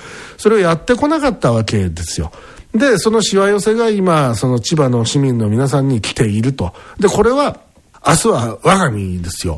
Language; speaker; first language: Japanese; native; Japanese